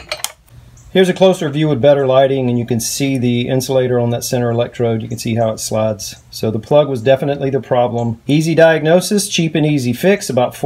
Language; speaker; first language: English; native; English